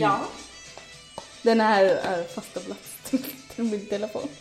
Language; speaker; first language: Swedish; non-native, fluent; Arabic